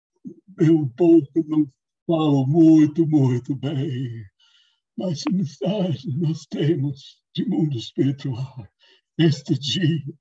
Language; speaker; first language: Portuguese; non-native, learner; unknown